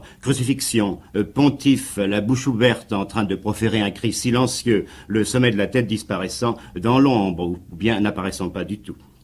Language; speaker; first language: French; native; French